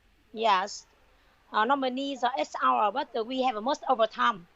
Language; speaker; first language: English; non-native, learner; Vietnamese